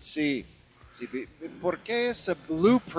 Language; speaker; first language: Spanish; non-native, learner; English